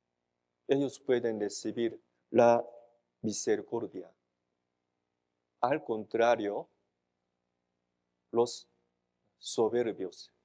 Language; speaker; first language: Spanish; non-native, fluent; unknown